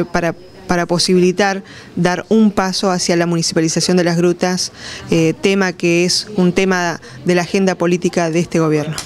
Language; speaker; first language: Spanish; native; Spanish